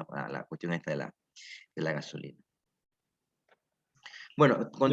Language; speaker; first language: Spanish; native; Spanish